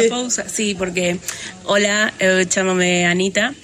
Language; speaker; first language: Galician; non-native, learner; Spanish